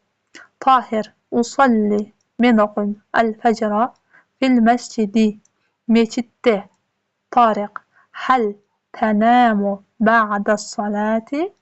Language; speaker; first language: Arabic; non-native, fluent; Kyrgyz